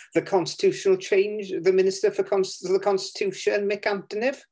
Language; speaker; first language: English; native; English